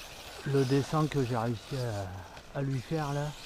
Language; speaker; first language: French; native; French